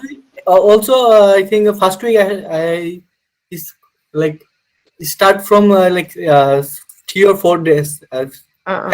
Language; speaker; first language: English; non-native, learner; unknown